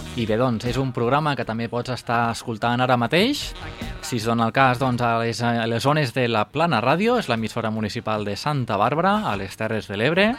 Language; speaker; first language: Catalan; native; Catalan